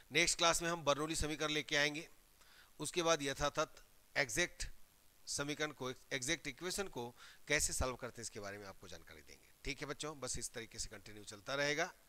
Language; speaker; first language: Hindi; native; Hindi